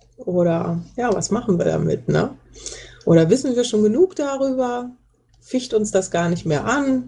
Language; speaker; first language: German; native; German